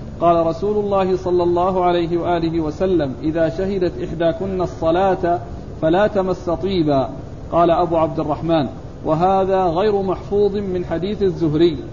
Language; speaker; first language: Arabic; native; Arabic